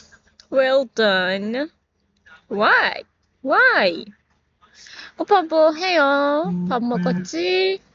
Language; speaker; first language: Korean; non-native, learner; Persian